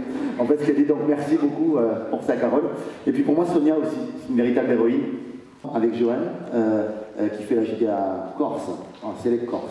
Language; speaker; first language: French; native; French